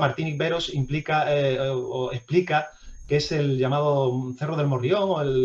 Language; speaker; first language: Spanish; native; Spanish